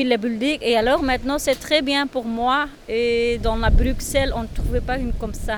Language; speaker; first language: French; non-native, learner; Turkish